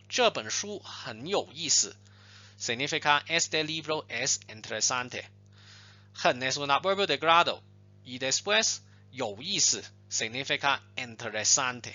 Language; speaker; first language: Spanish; non-native, fluent; Chinese